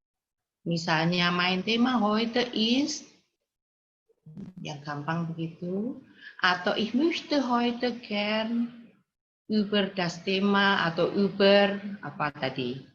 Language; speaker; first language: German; non-native, fluent; Indonesian